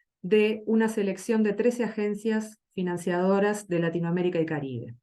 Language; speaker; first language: Spanish; native; Spanish